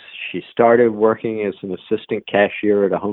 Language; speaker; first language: English; native; English